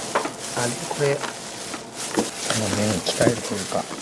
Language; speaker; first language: Japanese; native; Japanese